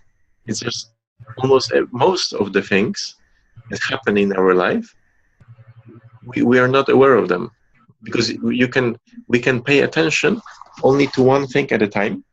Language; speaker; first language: English; non-native, fluent; Polish